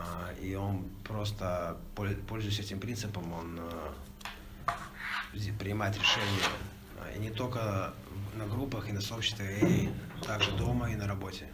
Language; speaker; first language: Russian; native; Russian